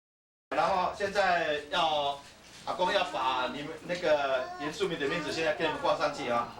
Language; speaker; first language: Chinese; non-native, local second language; Amis